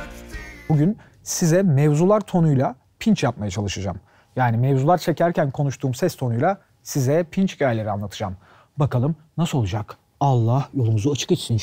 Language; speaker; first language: Turkish; native; Turkish